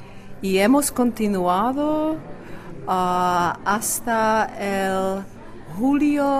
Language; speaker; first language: Spanish; non-native, fluent; Czech